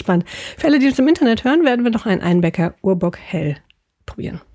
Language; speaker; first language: German; native; German